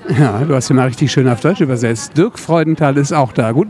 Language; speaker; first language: German; native; German